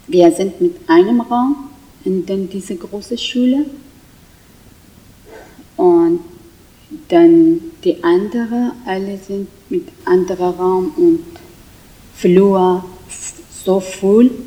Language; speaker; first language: German; non-native, learner; Kurdish